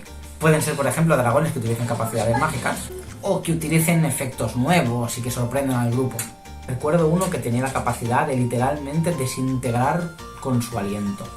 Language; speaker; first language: Spanish; native; Spanish